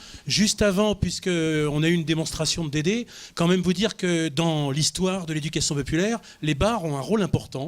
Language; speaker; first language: French; native; French